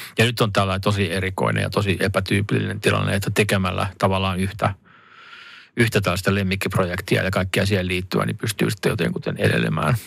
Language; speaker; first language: Finnish; native; Finnish